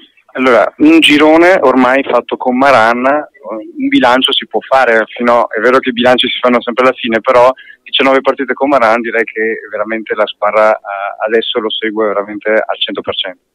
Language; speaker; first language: Italian; native; Italian